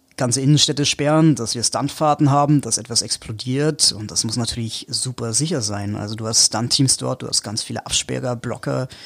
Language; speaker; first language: German; native; German